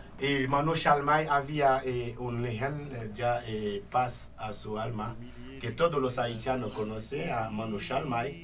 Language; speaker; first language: Spanish; non-native, fluent; Haitian Creole